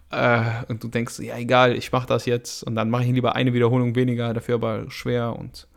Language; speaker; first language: German; non-native, fluent; Russian